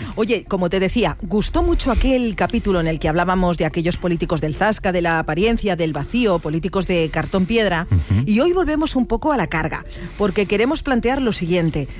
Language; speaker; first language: Spanish; native; Spanish